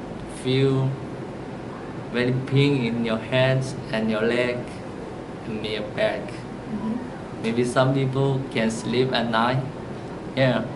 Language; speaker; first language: English; non-native, learner; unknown